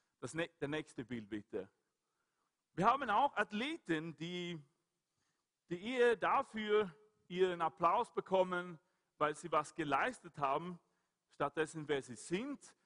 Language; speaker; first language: German; non-native, fluent; Swedish